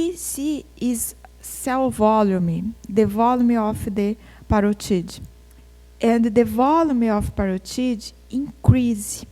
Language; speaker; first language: English; non-native, fluent; Portuguese